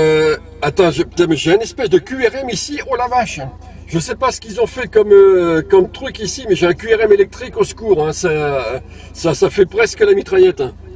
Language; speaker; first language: French; native; French